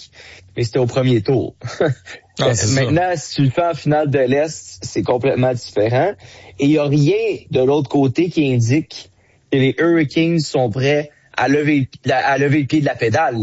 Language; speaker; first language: French; native; French